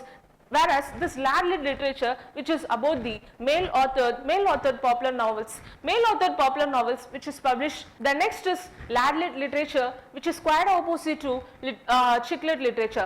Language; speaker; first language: English; non-native, local second language; Tamil